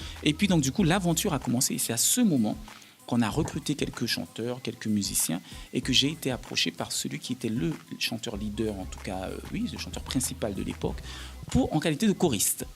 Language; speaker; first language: French; native; French